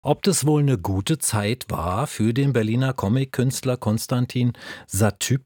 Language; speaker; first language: German; native; German